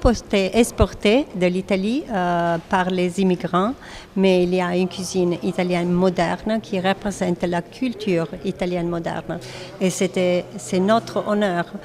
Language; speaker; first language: French; non-native, fluent; Italian